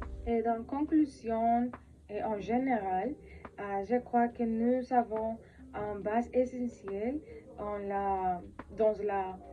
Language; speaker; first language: French; non-native, learner; Spanish